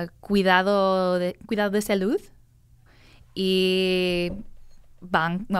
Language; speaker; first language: Spanish; non-native, learner; English